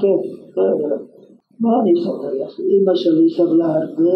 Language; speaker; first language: Hebrew; non-native, fluent; Arabic